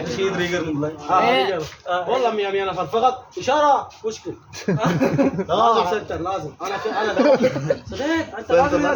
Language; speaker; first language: Arabic; non-native, learner; Urdu